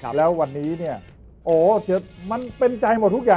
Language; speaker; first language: Thai; native; Thai